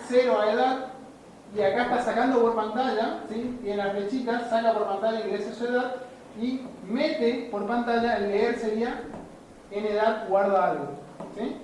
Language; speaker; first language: Spanish; native; Spanish